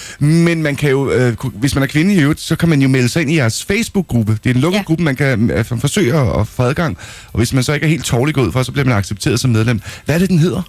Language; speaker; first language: Danish; native; Danish